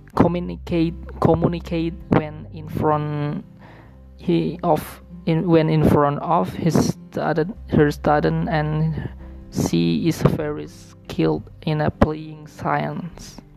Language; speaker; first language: English; non-native, learner; Indonesian